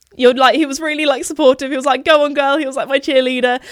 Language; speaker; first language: English; native; English